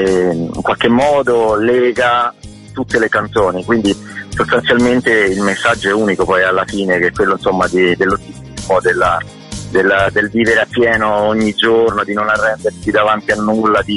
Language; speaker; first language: Italian; native; Italian